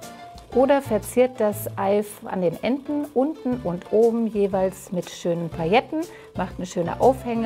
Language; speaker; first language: German; native; German